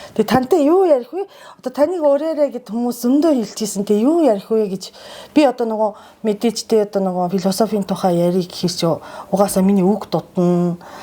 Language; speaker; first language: Mongolian; non-native, fluent; Japanese